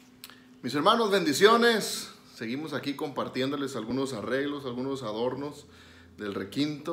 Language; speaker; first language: Spanish; native; Spanish